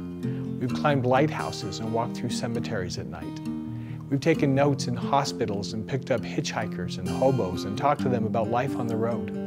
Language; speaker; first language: English; native; English